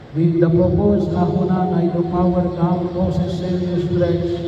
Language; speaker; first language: English; non-native, local second language; Filipino